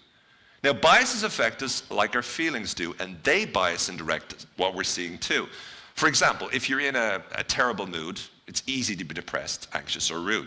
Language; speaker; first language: English; native; English